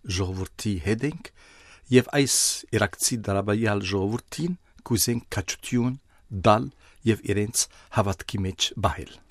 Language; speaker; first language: Armenian; early bilingual, heritage; Armenian